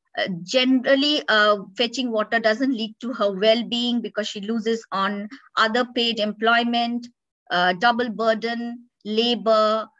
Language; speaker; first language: English; non-native, local second language; Bangla